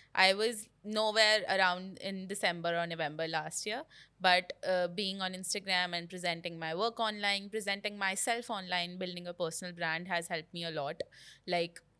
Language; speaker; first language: English; non-native, local second language; Hindi